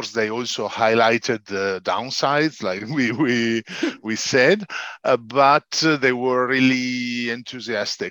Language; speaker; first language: English; non-native, fluent; Italian